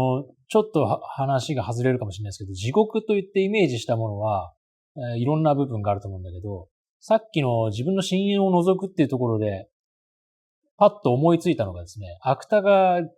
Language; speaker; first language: Japanese; native; Japanese